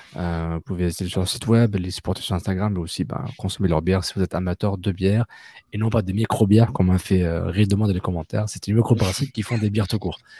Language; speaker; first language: French; native; French